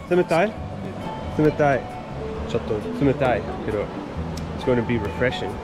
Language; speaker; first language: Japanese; non-native, learner; English